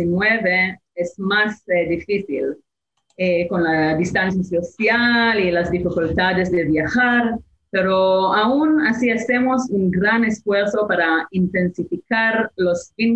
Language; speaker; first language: Spanish; non-native, fluent; Hebrew